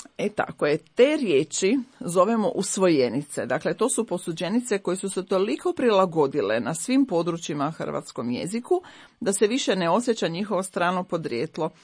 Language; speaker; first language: Croatian; native; Croatian